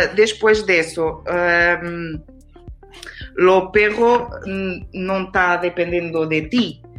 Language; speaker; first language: Spanish; non-native, learner; Portuguese